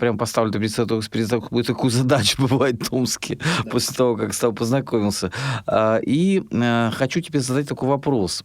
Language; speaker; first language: Russian; native; Russian